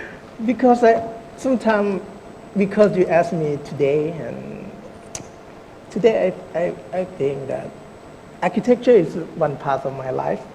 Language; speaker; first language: English; non-native, learner; Thai